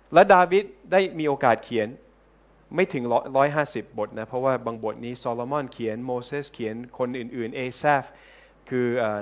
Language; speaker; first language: Thai; non-native, fluent; English